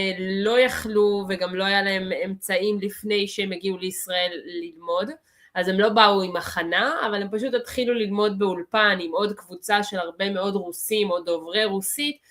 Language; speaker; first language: Hebrew; early bilingual, other home language; Russian